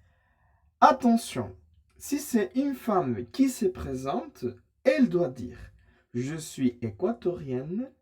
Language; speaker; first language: French; non-native, fluent; Spanish